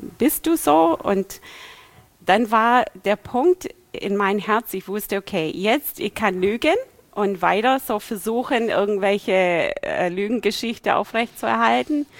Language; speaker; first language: German; non-native, fluent; English